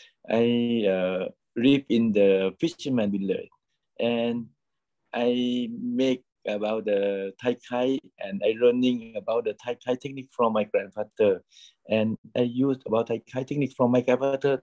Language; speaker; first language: English; non-native, learner; Thai